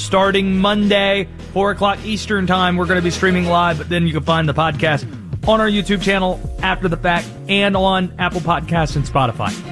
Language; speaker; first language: English; native; English